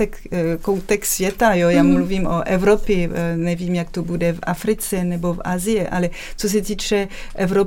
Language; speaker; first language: Czech; non-native, fluent; French